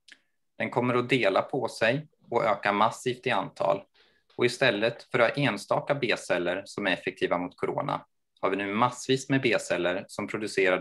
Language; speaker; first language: Swedish; native; Swedish